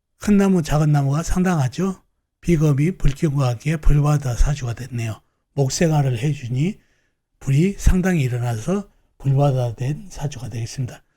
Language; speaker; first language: Korean; native; Korean